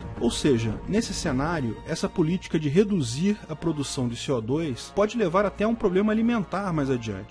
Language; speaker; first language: Portuguese; native; Portuguese